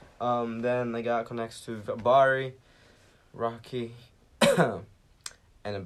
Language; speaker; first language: English; early bilingual, other home language; Japanese